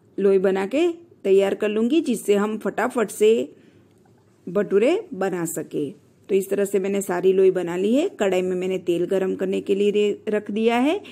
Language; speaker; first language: Hindi; non-native, local second language; Gujarati